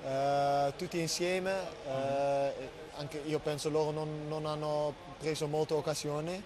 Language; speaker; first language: Italian; non-native, learner; Dutch